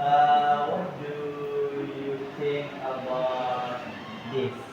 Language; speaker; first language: English; non-native, learner; Indonesian